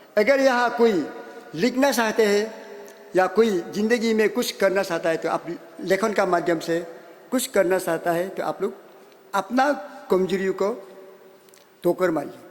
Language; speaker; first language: Hindi; non-native, local second language; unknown